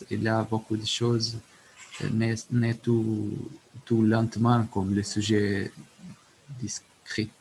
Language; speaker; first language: French; non-native, learner; Portuguese